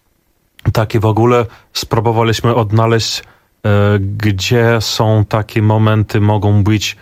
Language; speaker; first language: Polish; non-native, fluent; Belarusian